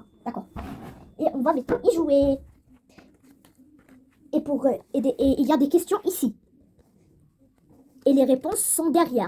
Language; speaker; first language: French; non-native, local second language; Arabic